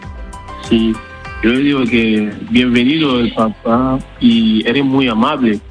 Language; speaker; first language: Spanish; non-native, learner; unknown